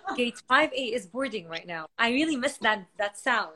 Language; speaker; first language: English; non-native, fluent; Arabic